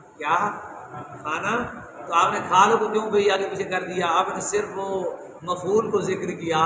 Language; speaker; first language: Urdu; non-native, local second language; Punjabi